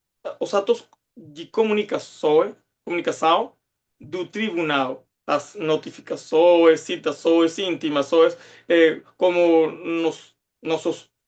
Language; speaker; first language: Portuguese; non-native, fluent; Spanish